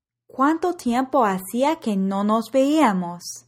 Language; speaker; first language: English; native; English